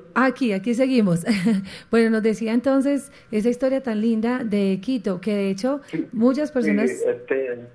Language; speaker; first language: Spanish; native; Spanish